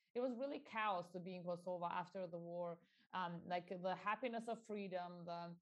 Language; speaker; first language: English; non-native, fluent; Albanian